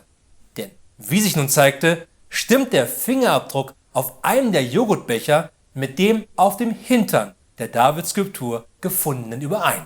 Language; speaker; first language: German; native; German